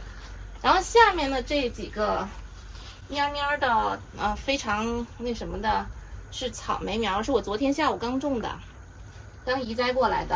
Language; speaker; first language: Chinese; native; Chinese